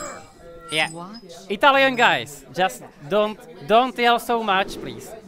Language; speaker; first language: English; non-native, fluent; Czech